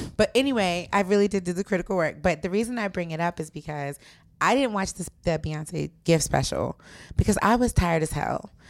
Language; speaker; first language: English; native; English